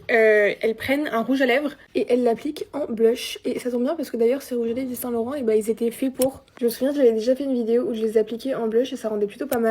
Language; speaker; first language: French; native; French